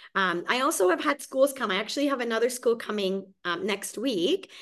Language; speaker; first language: English; early bilingual, other home language; Hungarian